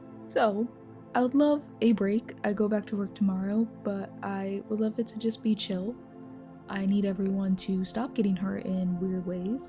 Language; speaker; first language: English; native; English